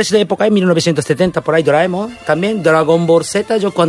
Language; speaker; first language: Spanish; non-native, learner; Japanese